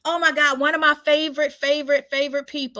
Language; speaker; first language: English; native; English